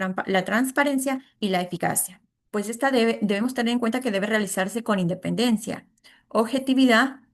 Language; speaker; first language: Spanish; native; Spanish